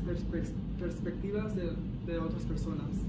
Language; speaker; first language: Spanish; early bilingual, heritage; Spanish